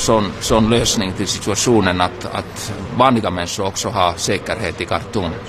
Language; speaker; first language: Swedish; non-native, local second language; Finnish